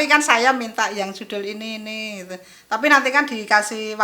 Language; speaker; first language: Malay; non-native, local second language; Javanese